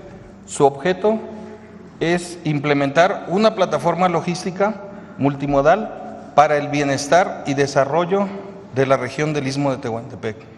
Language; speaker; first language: Spanish; native; Spanish